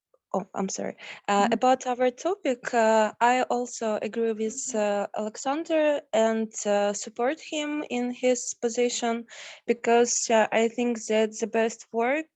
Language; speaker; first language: English; non-native, learner; Ukrainian